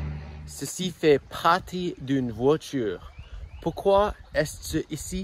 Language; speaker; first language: French; non-native, learner; English